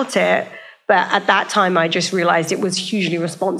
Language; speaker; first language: English; native; English